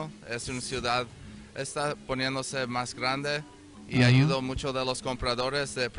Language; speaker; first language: Spanish; early bilingual, heritage; Spanish